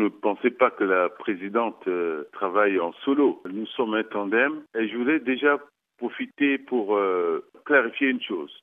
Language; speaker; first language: French; non-native, local second language; Sango